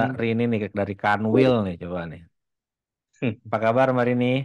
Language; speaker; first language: Indonesian; native; Indonesian